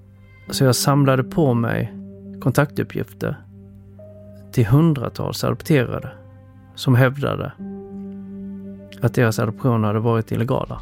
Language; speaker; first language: Swedish; early bilingual, other home language; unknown